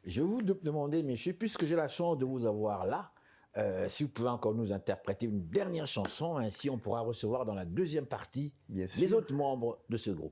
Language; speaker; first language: French; native; French